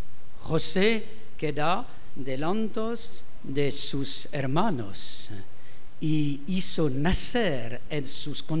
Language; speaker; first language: Spanish; non-native, fluent; French